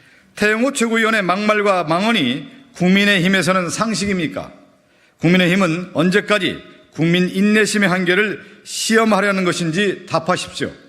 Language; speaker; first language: Korean; native; Korean